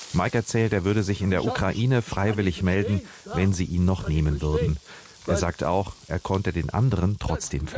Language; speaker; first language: German; native; German